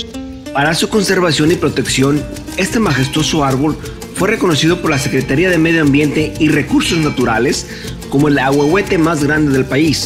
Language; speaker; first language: Spanish; native; Spanish